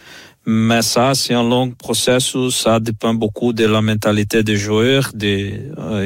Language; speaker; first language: French; non-native, fluent; Portuguese